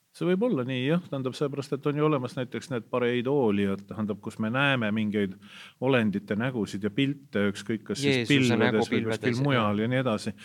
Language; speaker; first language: Estonian; native; Estonian